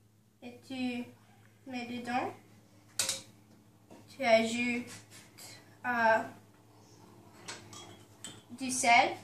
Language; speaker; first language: French; non-native, learner; English